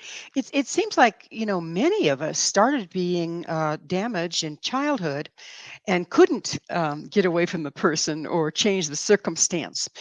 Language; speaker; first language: English; native; English